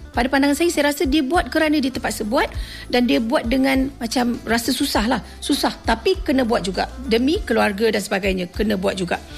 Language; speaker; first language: Malay; non-native, local second language; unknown